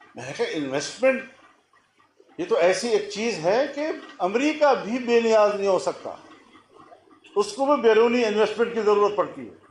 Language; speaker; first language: Urdu; non-native, local second language; Pashto